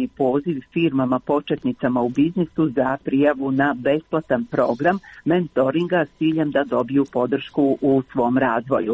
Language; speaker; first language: Croatian; native; Croatian